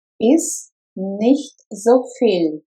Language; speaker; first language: German; non-native, fluent; Russian